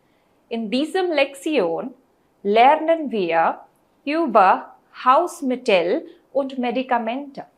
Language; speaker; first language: German; non-native, fluent; Hindi